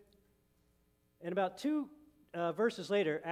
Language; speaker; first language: English; native; English